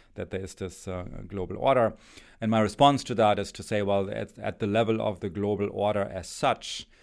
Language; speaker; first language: English; non-native, fluent; German